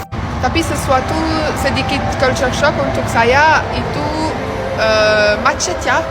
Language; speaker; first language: Indonesian; non-native, learner; French